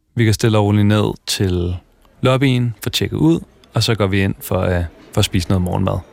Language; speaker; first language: Danish; native; Danish